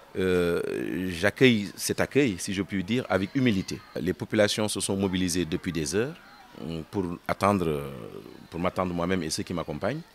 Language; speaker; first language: French; non-native, local second language; Fula